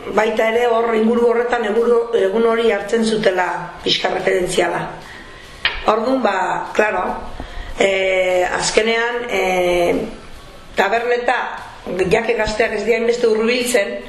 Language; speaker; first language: Basque; native; Basque